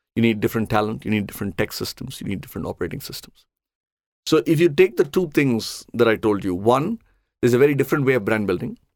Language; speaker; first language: English; non-native, local second language; Tamil